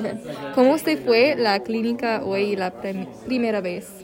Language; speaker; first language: Spanish; non-native, learner; English